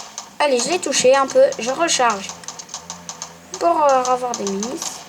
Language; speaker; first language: French; native; French